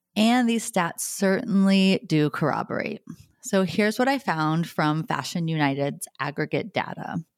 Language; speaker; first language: English; native; English